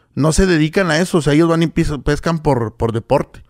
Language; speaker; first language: Spanish; native; Spanish